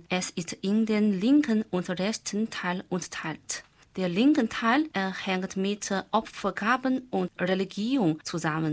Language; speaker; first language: German; non-native, learner; Chinese